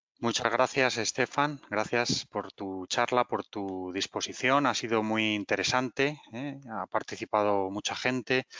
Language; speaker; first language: Spanish; native; Spanish